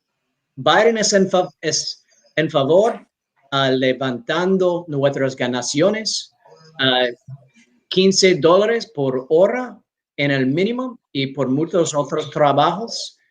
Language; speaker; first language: Spanish; non-native, learner; English